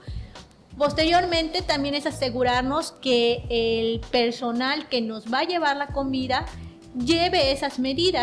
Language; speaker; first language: Spanish; native; Spanish